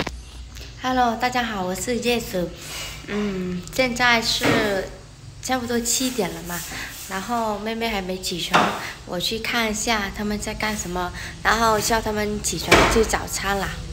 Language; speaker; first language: Chinese; non-native, fluent; Vietnamese